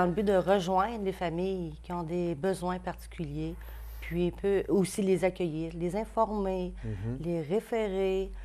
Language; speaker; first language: French; native; French